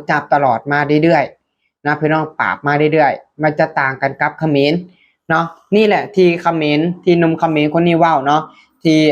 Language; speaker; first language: Thai; non-native, local second language; Lao